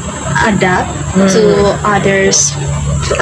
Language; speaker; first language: English; non-native, learner; Indonesian